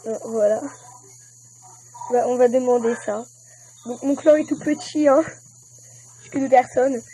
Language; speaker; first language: French; native; French